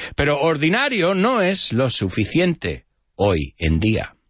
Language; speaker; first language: Spanish; non-native, fluent; English